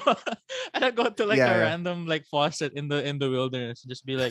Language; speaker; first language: English; non-native, local second language; Filipino